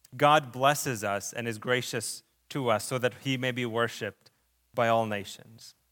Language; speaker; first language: English; early bilingual, other home language; Arabic